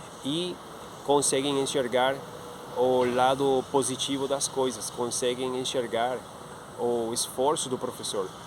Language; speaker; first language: Portuguese; non-native, fluent; Spanish